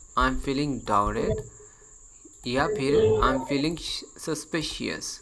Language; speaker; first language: Urdu; native; Urdu